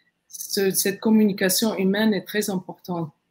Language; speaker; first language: French; non-native, fluent; Arabic